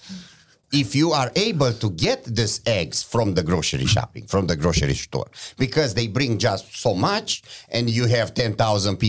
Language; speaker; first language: English; non-native, fluent; Romanian